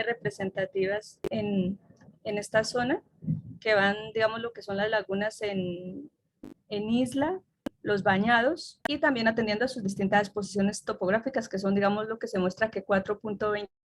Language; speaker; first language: Spanish; native; Spanish